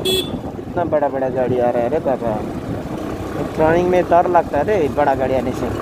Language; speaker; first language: Hindi; non-native, learner; Nepali